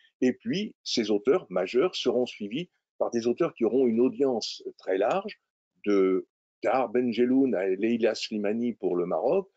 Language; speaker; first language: French; native; French